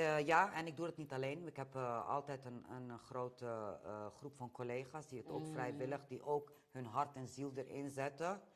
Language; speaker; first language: Dutch; early bilingual, other home language; Romany